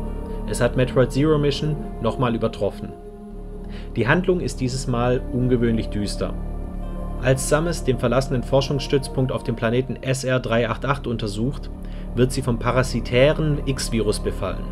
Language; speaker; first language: German; native; German